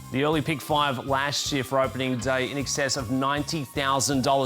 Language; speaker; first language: English; native; English